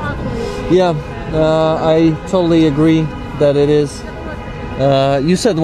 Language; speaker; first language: English; non-native, fluent; Ukrainian